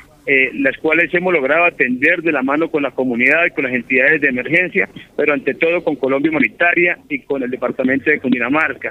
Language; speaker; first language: Spanish; native; Spanish